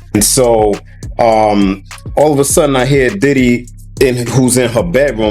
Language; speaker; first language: English; native; English